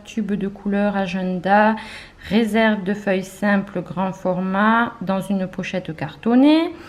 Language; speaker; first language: French; native; French